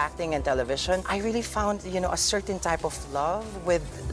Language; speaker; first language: English; non-native, local second language; Filipino